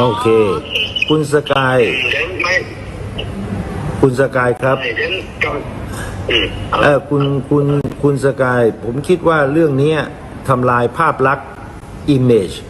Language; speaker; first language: Thai; native; Thai